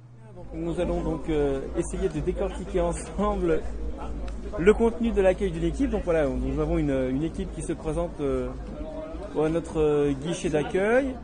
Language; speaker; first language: French; native; French